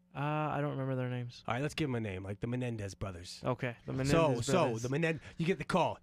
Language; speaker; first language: English; native; English